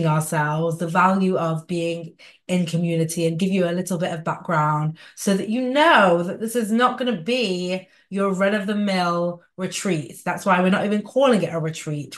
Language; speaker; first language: English; native; English